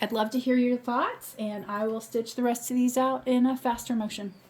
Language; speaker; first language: English; native; English